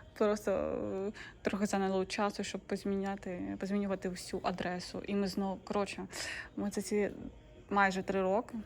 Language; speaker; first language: Ukrainian; native; Ukrainian